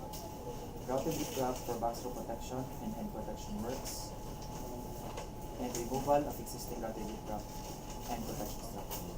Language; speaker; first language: English; non-native, local second language; Cebuano